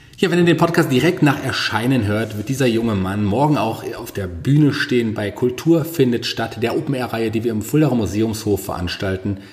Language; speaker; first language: German; native; German